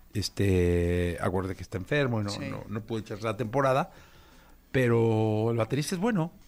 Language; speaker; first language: Spanish; native; Spanish